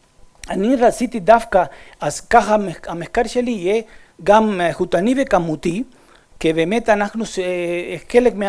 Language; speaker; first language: Hebrew; non-native, fluent; Spanish